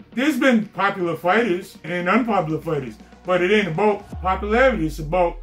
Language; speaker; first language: English; native; English